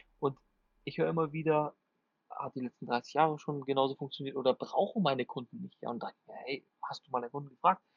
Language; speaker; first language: German; native; German